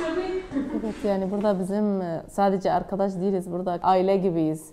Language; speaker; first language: Turkish; non-native, learner; Arabic